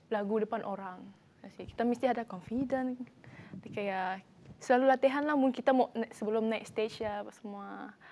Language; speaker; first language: Malay; native; Malay